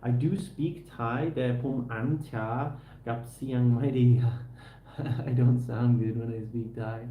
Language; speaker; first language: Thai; non-native, learner; English